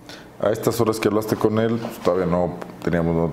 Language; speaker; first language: Spanish; native; Spanish